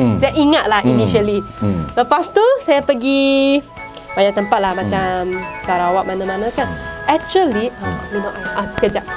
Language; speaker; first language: Malay; non-native, local second language; Chinese